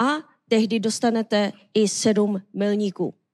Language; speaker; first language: Czech; non-native, learner; Korean